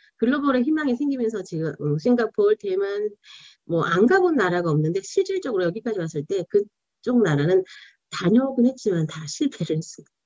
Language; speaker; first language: Korean; native; Korean